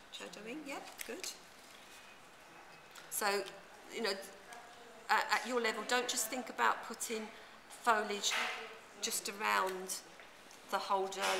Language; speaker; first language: English; native; English